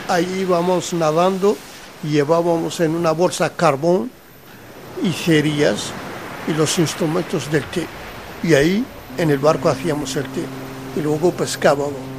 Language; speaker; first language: Spanish; non-native, local second language; Arabic